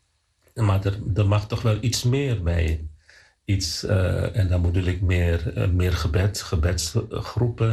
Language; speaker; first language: Dutch; non-native, fluent; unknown